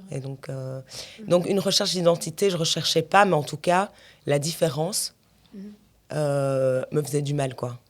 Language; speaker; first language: French; native; French